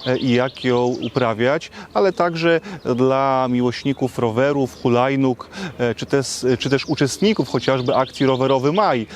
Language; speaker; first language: Polish; native; Polish